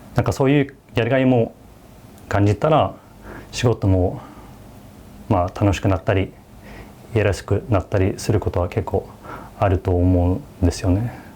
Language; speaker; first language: Japanese; non-native, fluent; Swedish